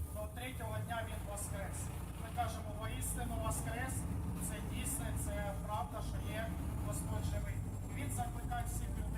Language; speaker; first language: Ukrainian; native; Ukrainian